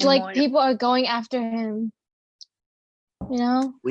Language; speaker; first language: English; early bilingual, other home language; Mon